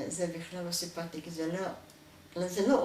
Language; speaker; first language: Hebrew; non-native, fluent; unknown